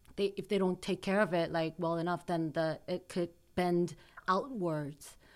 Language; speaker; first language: English; early bilingual, other home language; Korean